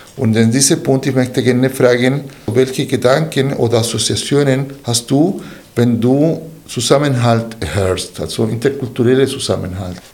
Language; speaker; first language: German; non-native, fluent; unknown